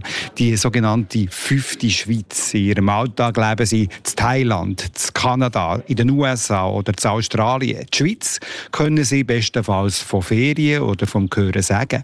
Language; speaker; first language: German; native; German